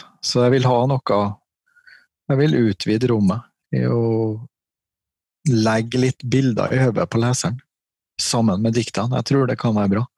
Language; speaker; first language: Norwegian; native; Norwegian